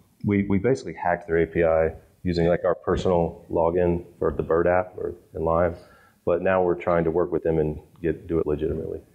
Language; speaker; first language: English; native; English